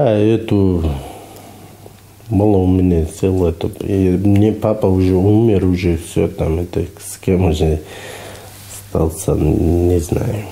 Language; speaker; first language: Russian; non-native, learner; Uzbek